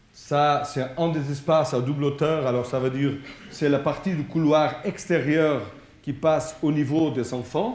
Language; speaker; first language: French; non-native, fluent; Portuguese